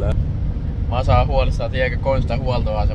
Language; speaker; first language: Finnish; native; Finnish